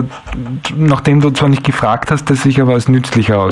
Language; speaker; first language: German; native; German